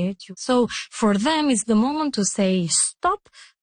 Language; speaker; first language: English; non-native, fluent; Albanian